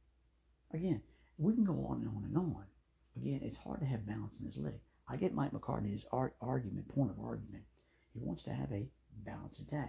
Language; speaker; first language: English; native; English